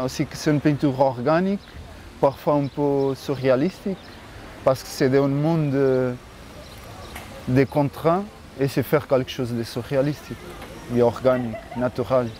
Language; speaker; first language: French; non-native, fluent; Portuguese